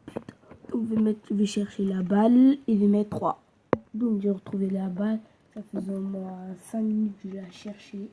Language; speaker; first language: French; native; French